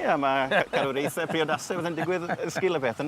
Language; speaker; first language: Welsh; native; Welsh